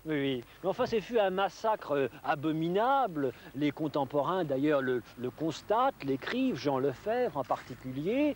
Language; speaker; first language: French; native; French